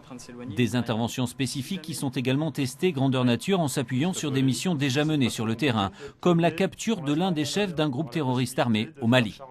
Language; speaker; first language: French; native; French